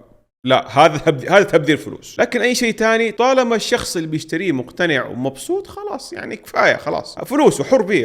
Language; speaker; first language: Arabic; native; Arabic